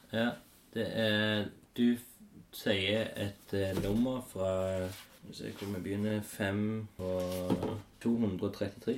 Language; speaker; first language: Norwegian; native; Norwegian